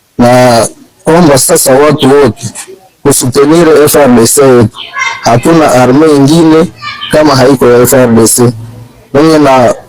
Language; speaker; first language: Swahili; native; Swahili